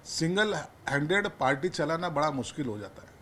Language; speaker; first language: Hindi; non-native, local second language; Marathi